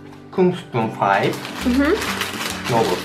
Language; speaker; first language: Korean; non-native, fluent; Japanese